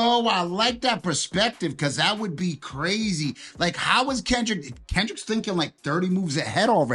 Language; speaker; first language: English; native; English